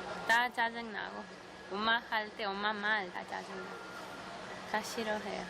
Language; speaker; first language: Korean; non-native, learner; Spanish